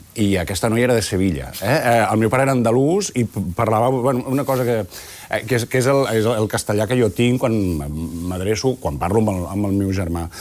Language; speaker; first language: Catalan; non-native, local second language; Spanish